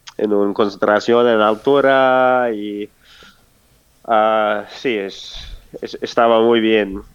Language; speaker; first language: Spanish; non-native, fluent; English